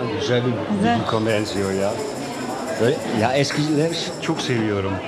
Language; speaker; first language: Turkish; non-native, fluent; Dutch